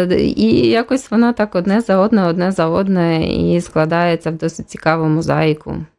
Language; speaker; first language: Ukrainian; native; Ukrainian